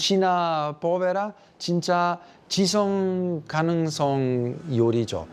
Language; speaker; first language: Korean; non-native, fluent; Italian